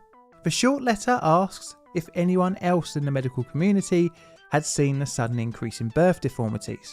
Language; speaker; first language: English; native; English